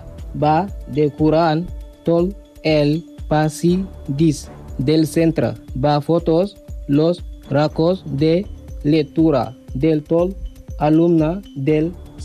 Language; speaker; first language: Catalan; non-native, learner; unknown